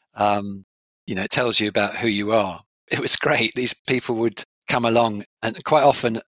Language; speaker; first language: English; native; English